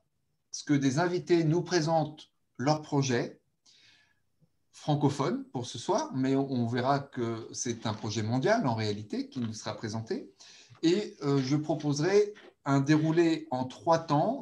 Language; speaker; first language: French; native; French